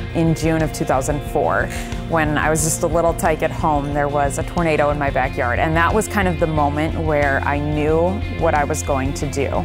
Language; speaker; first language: English; native; English